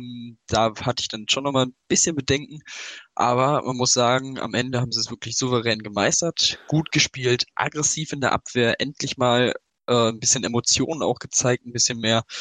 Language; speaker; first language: German; native; German